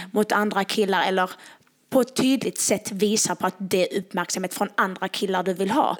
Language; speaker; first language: Swedish; early bilingual, other home language; Tigrinya